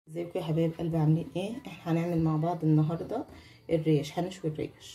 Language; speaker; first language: Arabic; native; Arabic